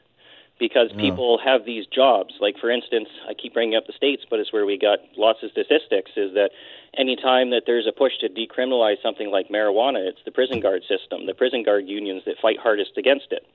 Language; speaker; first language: English; native; English